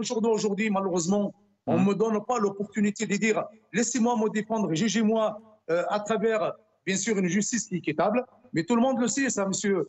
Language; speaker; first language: French; non-native, local second language; Arabic